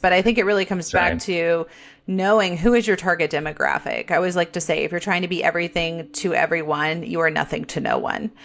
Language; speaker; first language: English; native; English